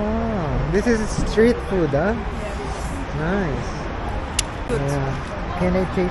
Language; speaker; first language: English; non-native, local second language; Filipino